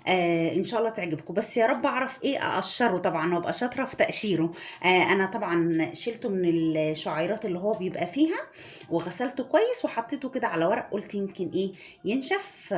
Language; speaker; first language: Arabic; native; Arabic